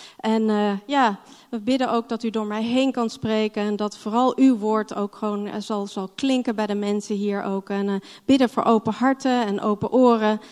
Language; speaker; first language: Dutch; non-native, fluent; English